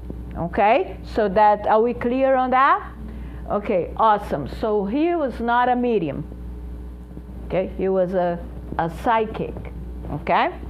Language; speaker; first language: English; non-native, fluent; Portuguese